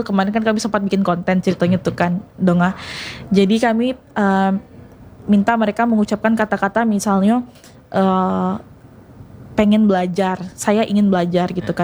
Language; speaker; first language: Indonesian; non-native, local second language; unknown